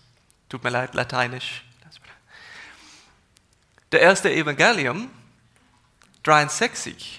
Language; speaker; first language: German; non-native, fluent; English